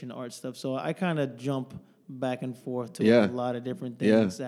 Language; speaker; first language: English; native; English